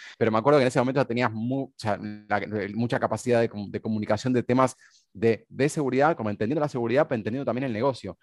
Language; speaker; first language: Spanish; native; Spanish